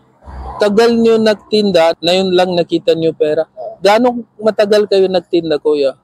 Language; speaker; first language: Filipino; non-native, learner; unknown